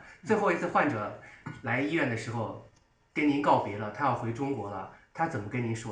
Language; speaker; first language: Chinese; native; Chinese